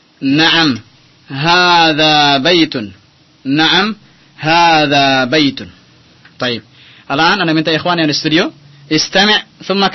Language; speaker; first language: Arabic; non-native, fluent; Indonesian